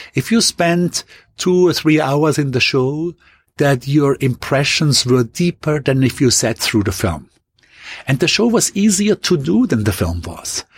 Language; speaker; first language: English; non-native, fluent; German